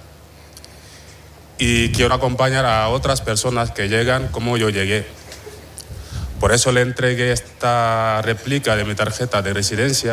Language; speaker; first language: Spanish; non-native, fluent; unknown